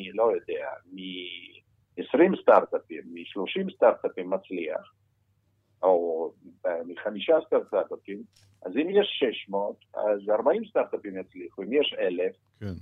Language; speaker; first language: Hebrew; non-native, fluent; Russian